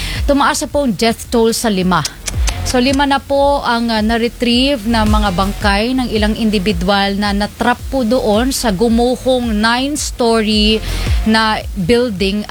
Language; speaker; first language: Filipino; native; Filipino